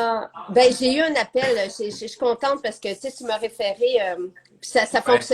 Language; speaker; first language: French; native; French